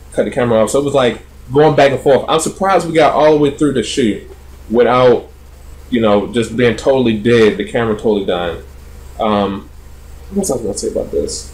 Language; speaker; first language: English; native; English